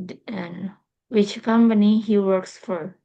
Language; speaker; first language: English; non-native, local second language; Indonesian